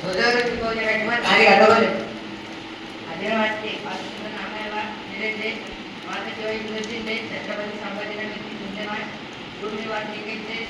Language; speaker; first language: Japanese; non-native, learner; Marathi